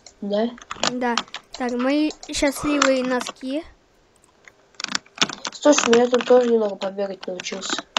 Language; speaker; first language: Russian; native; Russian